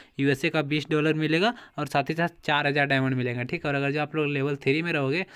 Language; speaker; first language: Hindi; native; Hindi